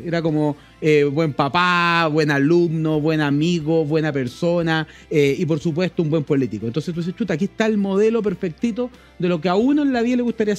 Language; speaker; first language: Spanish; native; Spanish